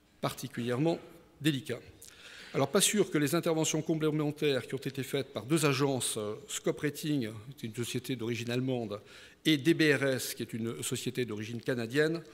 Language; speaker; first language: French; native; French